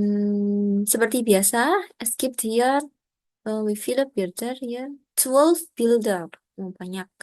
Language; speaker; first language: German; non-native, learner; Indonesian